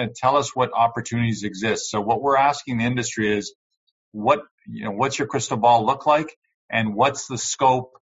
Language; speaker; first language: English; native; English